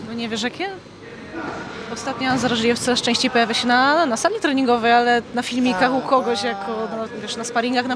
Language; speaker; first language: Polish; native; Polish